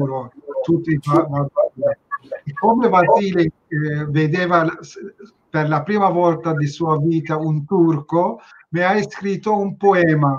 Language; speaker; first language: Italian; non-native, learner; Turkish